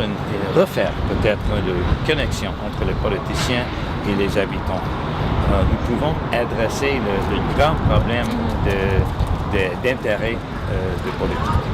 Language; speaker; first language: French; non-native, local second language; English